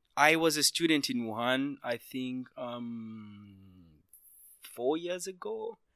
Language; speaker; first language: English; non-native, local second language; Ganda